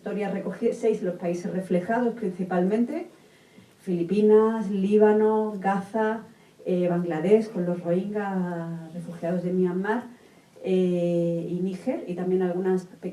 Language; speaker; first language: Spanish; native; Spanish